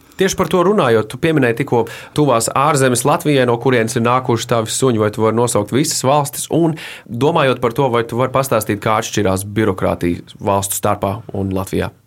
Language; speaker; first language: Latvian; native; Latvian